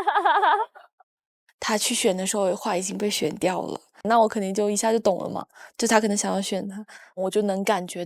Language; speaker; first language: Chinese; non-native, local second language; Tibetan